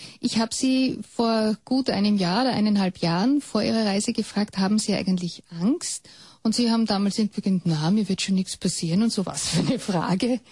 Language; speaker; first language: German; native; German